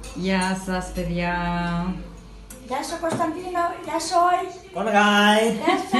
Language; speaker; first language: Greek; non-native, learner; Thai